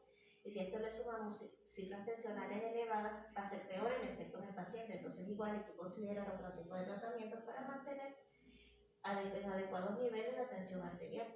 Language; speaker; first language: Spanish; native; Spanish